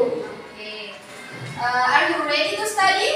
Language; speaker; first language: English; non-native, learner; Indonesian